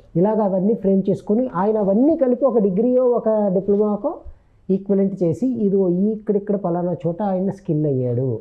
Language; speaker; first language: Telugu; native; Telugu